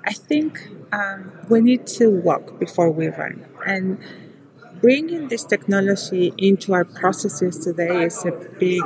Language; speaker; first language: English; non-native, fluent; Spanish